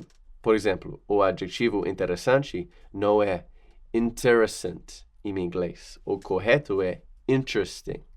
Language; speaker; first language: Portuguese; non-native, fluent; English